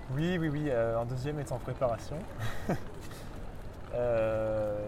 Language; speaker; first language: French; native; French